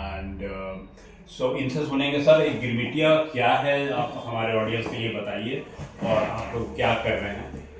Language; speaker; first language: Hindi; native; Hindi